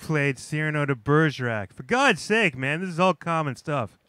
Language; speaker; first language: English; native; English